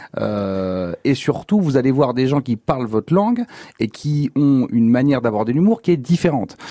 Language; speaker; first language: French; native; French